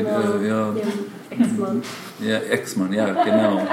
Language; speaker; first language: German; non-native, fluent; Macedonian